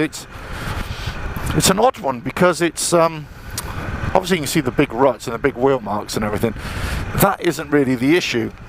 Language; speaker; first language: English; native; English